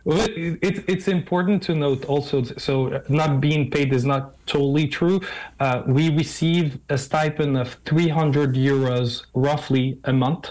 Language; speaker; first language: English; non-native, fluent; French